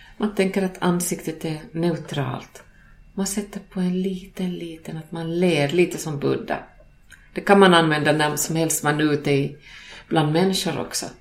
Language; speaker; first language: Swedish; native; Swedish